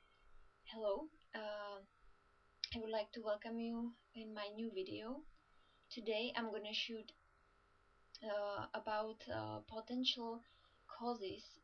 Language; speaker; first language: English; non-native, fluent; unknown